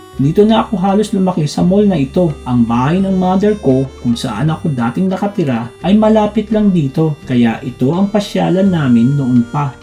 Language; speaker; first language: Filipino; native; Filipino